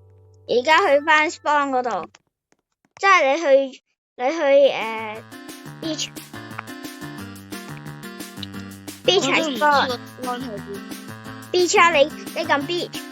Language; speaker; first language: Chinese; early bilingual, heritage; Cantonese